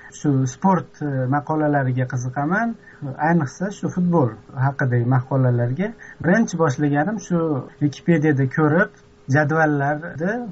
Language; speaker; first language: Uzbek; native; Uzbek